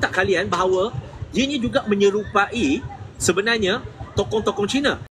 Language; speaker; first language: Malay; non-native, local second language; Chinese